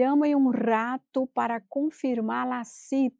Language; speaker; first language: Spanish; non-native, fluent; Portuguese